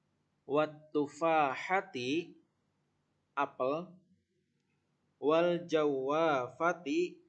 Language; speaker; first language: Arabic; non-native, learner; Indonesian